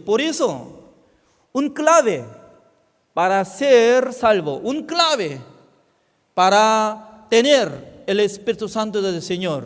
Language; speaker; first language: Spanish; non-native, fluent; Korean